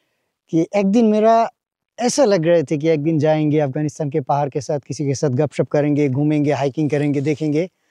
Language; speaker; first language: Hindi; non-native, fluent; Bangla